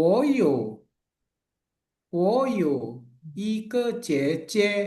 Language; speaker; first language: Chinese; non-native, learner; Indonesian